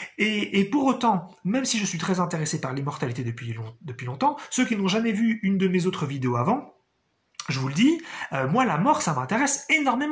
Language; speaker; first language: French; native; French